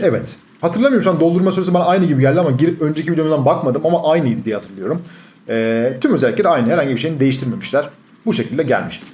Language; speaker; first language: Turkish; native; Turkish